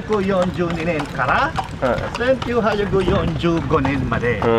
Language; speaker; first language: Japanese; non-native, learner; Filipino